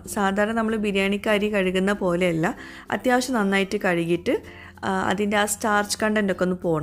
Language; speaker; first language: Malayalam; native; Malayalam